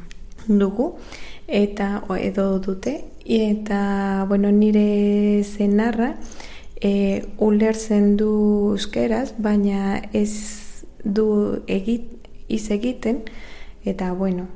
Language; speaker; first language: Basque; non-native, learner; Spanish